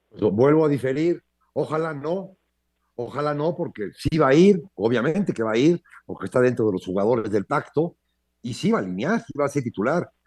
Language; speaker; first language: Spanish; native; Spanish